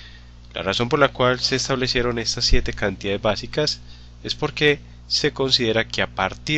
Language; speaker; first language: Spanish; native; Spanish